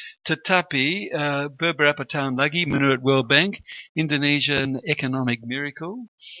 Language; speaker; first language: Indonesian; non-native, fluent; English